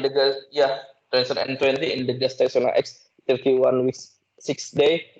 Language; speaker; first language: English; non-native, learner; Indonesian